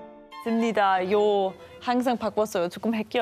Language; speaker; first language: Korean; non-native, learner; German